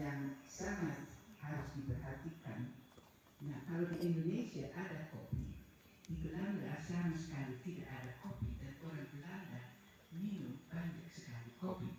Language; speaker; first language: Indonesian; non-native, fluent; Dutch